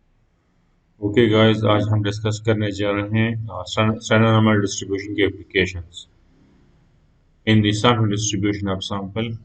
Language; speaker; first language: Hindi; non-native, local second language; Punjabi